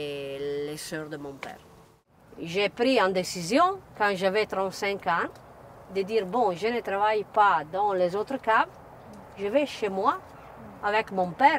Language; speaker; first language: French; non-native, learner; Italian